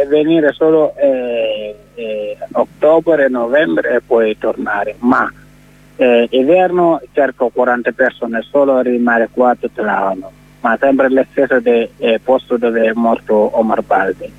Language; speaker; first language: Italian; non-native, learner; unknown